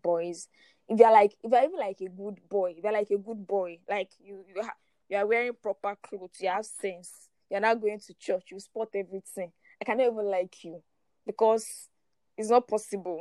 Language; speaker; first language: English; non-native, local second language; Yoruba